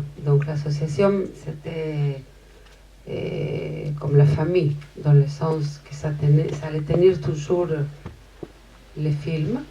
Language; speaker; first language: French; non-native, fluent; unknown